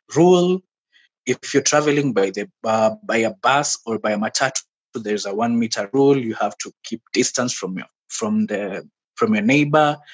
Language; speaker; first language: English; non-native, local second language; Swahili